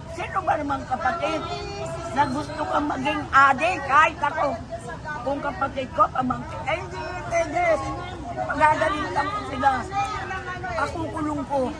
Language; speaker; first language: Filipino; non-native, local second language; Iloko